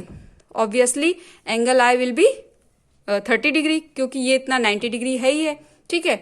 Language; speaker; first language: Hindi; native; Hindi